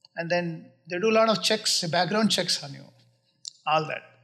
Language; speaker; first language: English; non-native, local second language; Kannada